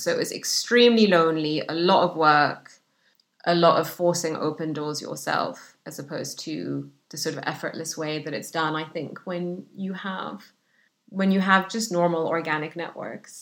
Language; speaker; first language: English; non-native, fluent; Arabic